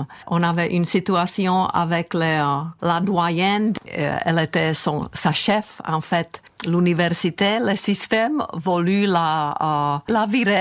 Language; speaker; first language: French; non-native, fluent; Czech